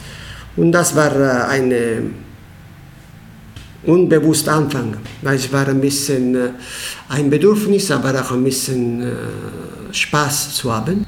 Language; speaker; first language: German; non-native, learner; Italian